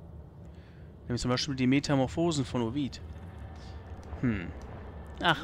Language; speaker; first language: German; native; German